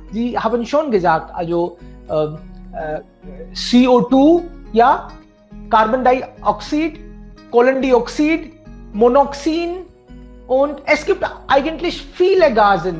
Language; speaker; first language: German; non-native, fluent; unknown